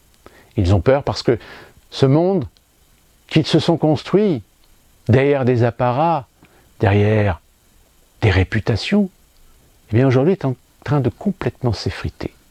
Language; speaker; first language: French; native; French